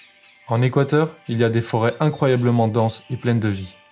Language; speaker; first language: French; native; French